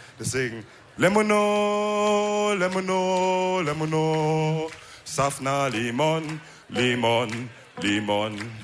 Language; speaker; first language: German; early bilingual, other home language; Wolof